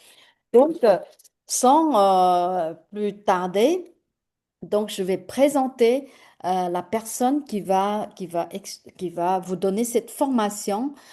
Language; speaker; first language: French; non-native, fluent; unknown